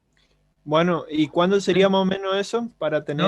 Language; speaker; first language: Spanish; native; Spanish